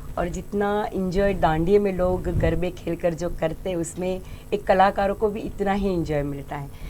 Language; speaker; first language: Hindi; non-native, local second language; Gujarati